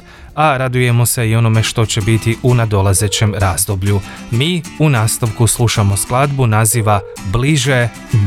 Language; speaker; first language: Croatian; native; Croatian